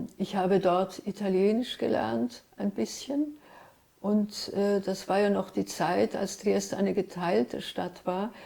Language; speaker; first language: German; early bilingual, other home language; Hungarian